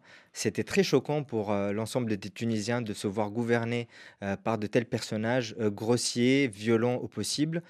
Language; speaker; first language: French; non-native, local second language; Arabic